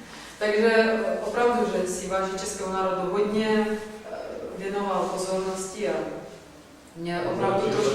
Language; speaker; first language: Czech; non-native, fluent; Russian